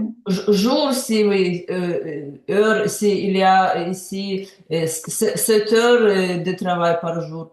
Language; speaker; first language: French; non-native, learner; Ukrainian